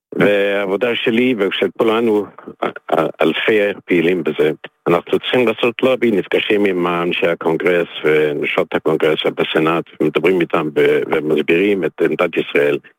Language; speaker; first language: Hebrew; non-native, fluent; English